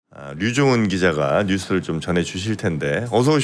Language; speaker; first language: Korean; native; Korean